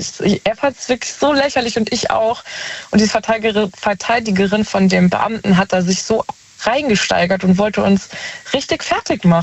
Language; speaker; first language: German; native; German